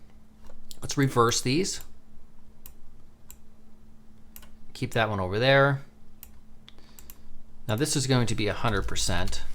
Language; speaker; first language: English; native; English